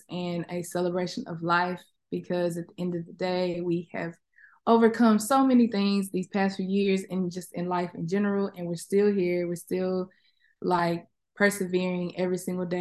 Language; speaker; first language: English; native; English